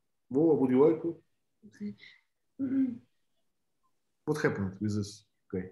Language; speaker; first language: English; non-native, fluent; Russian